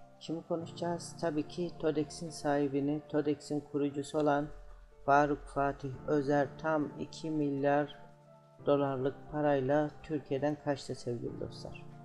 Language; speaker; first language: Turkish; native; Turkish